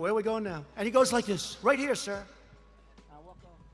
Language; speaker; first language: English; native; English